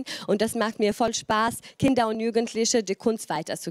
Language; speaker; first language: German; non-native, fluent; Albanian